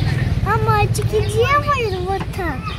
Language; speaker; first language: Russian; early bilingual, heritage; Russian